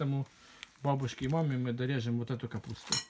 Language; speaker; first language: Russian; native; Russian